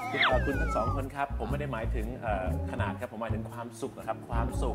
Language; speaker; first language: Thai; native; Thai